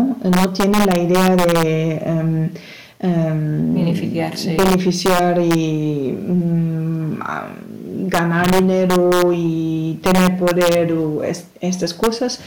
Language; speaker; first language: Spanish; non-native, learner; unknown